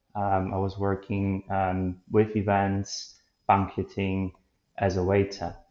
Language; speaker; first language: English; non-native, fluent; Polish